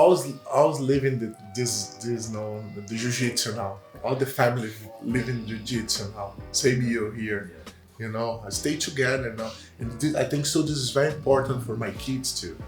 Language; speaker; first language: English; non-native, learner; Portuguese